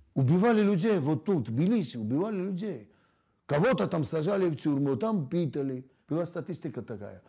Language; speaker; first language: Russian; non-native, local second language; Georgian